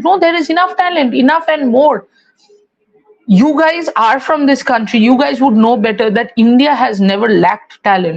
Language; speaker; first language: English; non-native, local second language; Hindi